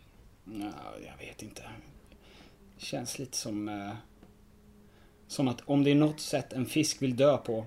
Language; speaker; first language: Swedish; native; Swedish